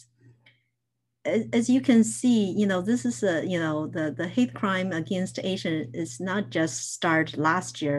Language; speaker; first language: English; non-native, fluent; Chinese